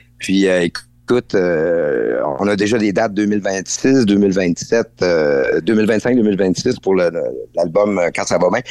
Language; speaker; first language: French; native; French